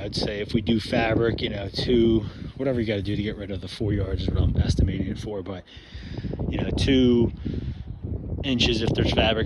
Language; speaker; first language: English; native; English